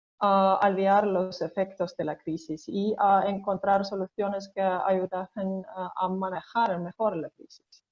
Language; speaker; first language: Spanish; non-native, fluent; Estonian